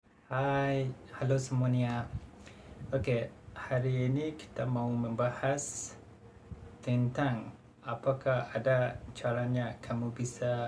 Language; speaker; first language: Indonesian; non-native, fluent; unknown